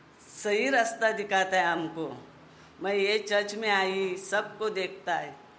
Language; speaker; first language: Hindi; non-native, local second language; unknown